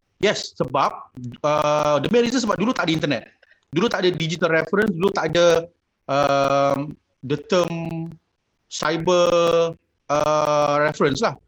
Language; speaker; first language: Malay; native; Malay